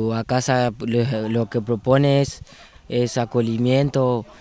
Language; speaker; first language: Portuguese; non-native, learner; Spanish